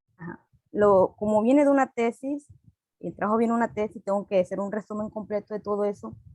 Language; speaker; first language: Spanish; native; Spanish